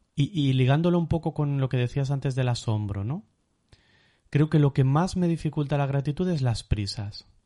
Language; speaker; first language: Spanish; native; Spanish